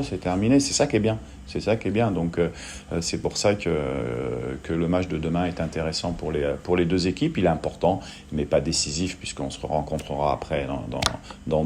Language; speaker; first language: French; native; French